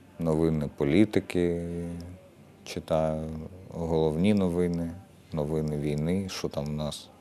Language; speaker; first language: Ukrainian; non-native, local second language; Russian